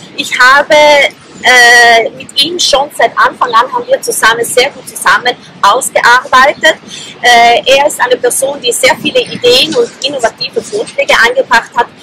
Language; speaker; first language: German; native; German